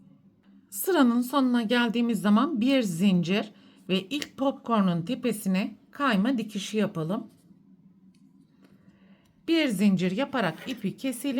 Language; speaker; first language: Turkish; native; Turkish